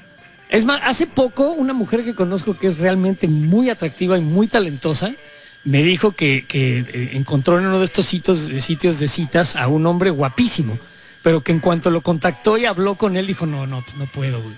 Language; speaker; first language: Spanish; native; Spanish